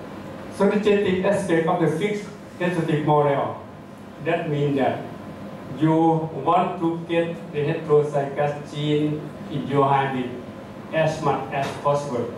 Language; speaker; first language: English; non-native, fluent; Thai